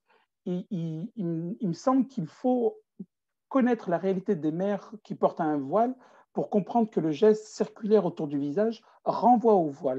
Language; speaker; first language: French; native; French